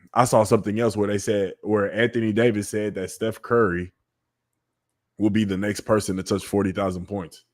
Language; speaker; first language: English; native; English